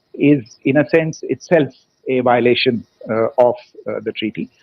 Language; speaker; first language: English; non-native, local second language; Hindi